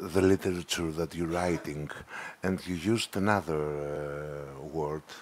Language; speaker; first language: English; non-native, fluent; Greek